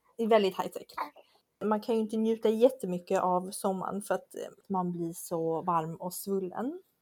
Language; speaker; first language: Swedish; native; Swedish